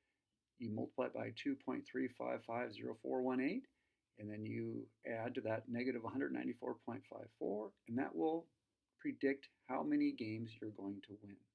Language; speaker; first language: English; native; English